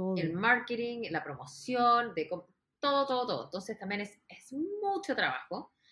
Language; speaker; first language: Spanish; native; Spanish